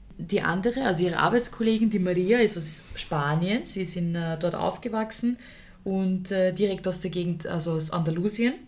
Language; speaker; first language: German; early bilingual, other home language; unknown